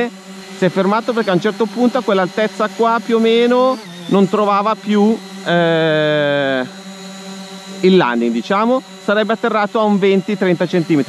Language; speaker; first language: Italian; native; Italian